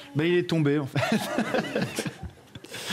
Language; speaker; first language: French; native; French